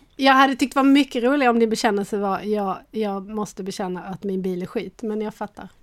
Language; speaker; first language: Swedish; native; Swedish